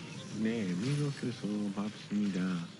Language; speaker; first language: Korean; non-native, learner; English